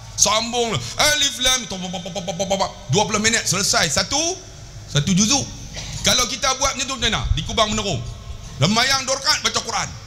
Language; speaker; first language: Malay; native; Malay